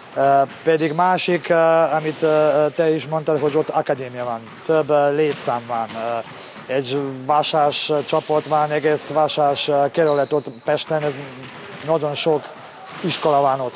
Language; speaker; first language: Hungarian; non-native, learner; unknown